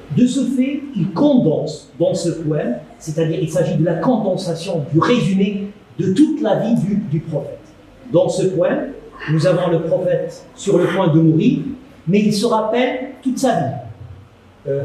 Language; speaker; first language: French; non-native, local second language; Arabic